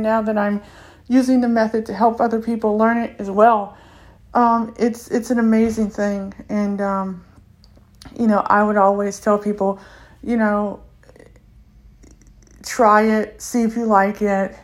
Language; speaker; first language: English; native; English